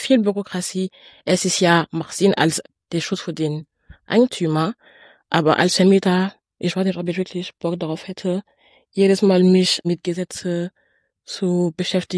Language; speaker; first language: German; early bilingual, other home language; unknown